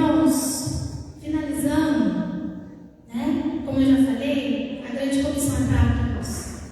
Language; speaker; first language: Portuguese; native; Portuguese